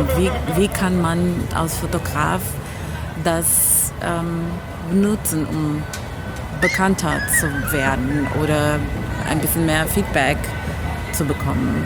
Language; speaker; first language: German; non-native, fluent; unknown